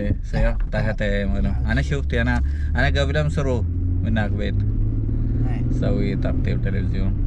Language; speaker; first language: Arabic; non-native, learner; Malayalam